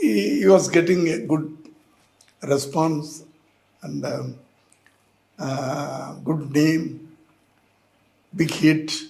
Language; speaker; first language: Telugu; non-native, learner; Tamil